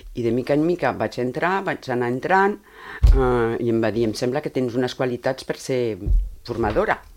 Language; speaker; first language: Catalan; early bilingual, heritage; Catalan